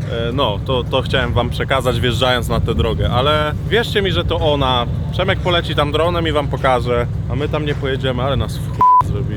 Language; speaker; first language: Polish; native; Polish